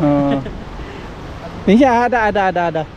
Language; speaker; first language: Indonesian; non-native, learner; Filipino